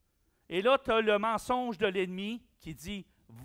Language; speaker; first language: French; native; French